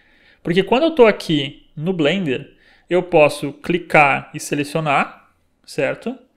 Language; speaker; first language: Portuguese; native; Portuguese